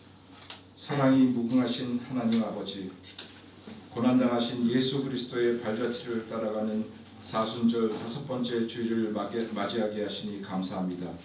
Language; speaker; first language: Korean; native; Korean